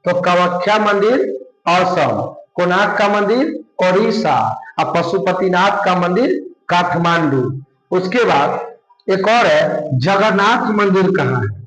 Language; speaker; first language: Hindi; non-native, local second language; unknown